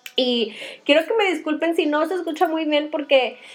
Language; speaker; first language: Spanish; early bilingual, heritage; Spanish